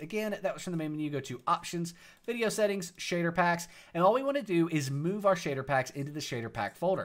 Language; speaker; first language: English; native; English